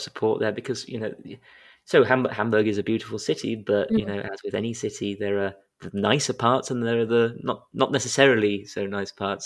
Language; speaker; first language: English; native; English